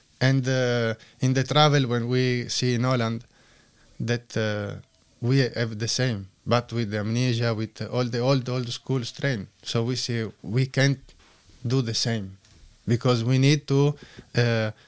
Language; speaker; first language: English; non-native, learner; Italian